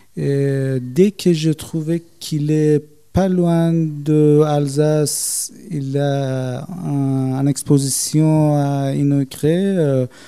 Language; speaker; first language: French; non-native, fluent; Persian